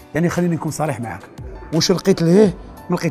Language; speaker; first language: Arabic; native; Arabic